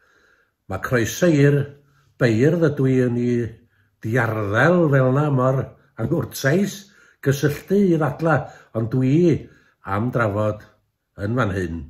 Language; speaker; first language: Welsh; native; Welsh